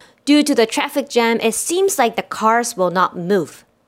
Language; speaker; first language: English; non-native, fluent; Japanese